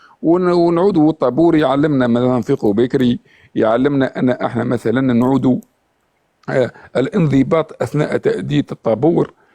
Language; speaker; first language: Arabic; native; Arabic